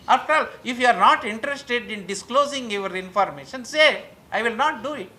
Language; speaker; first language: English; non-native, local second language; Kannada